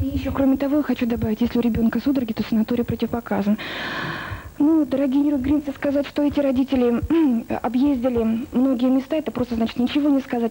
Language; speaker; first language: Russian; native; Russian